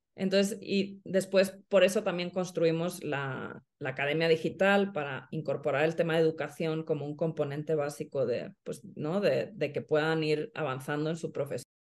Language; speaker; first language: Spanish; non-native, fluent; Swedish